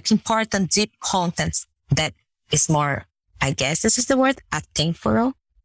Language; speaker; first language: English; non-native, fluent; Portuguese